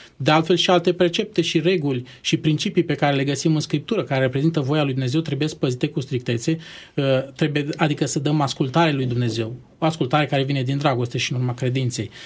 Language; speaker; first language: Romanian; native; Romanian